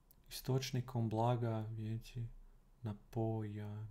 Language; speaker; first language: Russian; non-native, learner; Croatian